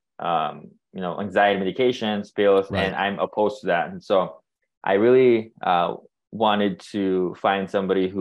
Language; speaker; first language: English; non-native, local second language; Filipino